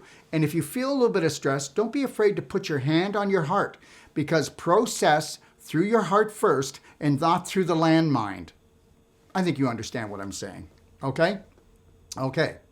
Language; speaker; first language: English; native; English